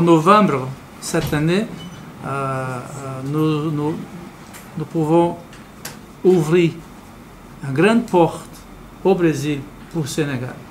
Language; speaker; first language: French; non-native, learner; Portuguese